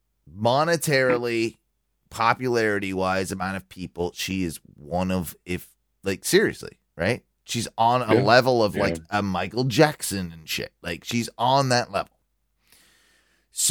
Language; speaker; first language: English; native; English